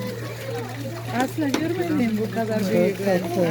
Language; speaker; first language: Turkish; non-native, learner; Spanish